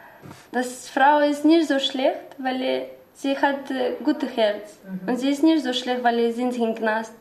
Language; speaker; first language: German; non-native, learner; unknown